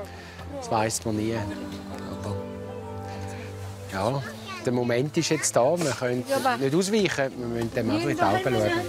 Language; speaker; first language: German; native; German